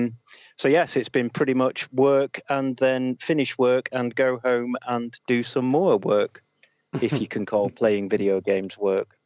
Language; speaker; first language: English; native; English